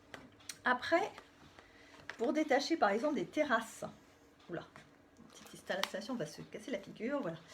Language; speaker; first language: French; native; French